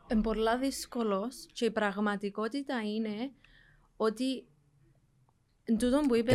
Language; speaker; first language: Greek; early bilingual, heritage; Greek